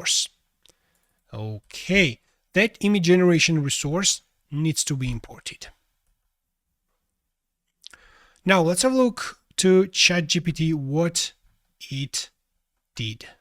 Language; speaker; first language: English; non-native, fluent; Georgian